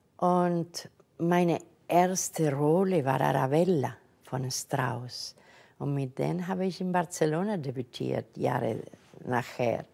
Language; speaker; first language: German; non-native, fluent; Catalan